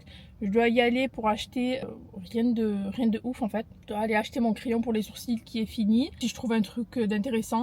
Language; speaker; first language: French; native; French